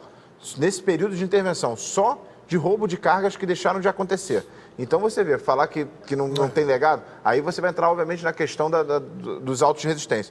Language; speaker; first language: Portuguese; native; Portuguese